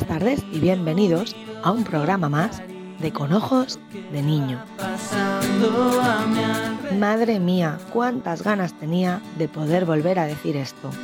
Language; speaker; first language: Spanish; native; Spanish